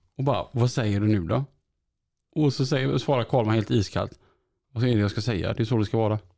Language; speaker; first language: Swedish; native; Swedish